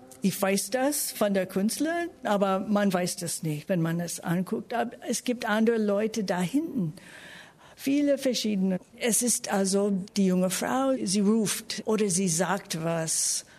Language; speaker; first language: German; non-native, fluent; English